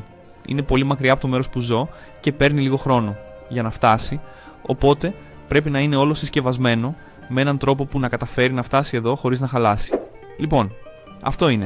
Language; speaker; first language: Greek; non-native, learner; Portuguese